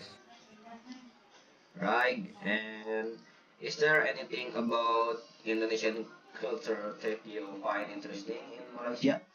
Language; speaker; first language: English; non-native, learner; Indonesian